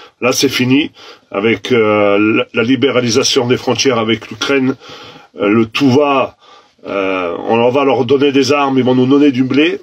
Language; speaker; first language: French; native; French